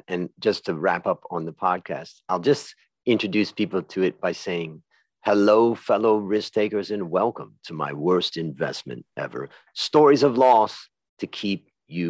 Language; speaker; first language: English; native; English